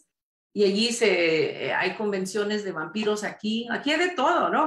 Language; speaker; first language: Spanish; early bilingual, heritage; Spanish